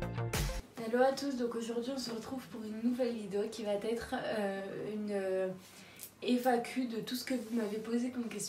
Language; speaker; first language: French; native; French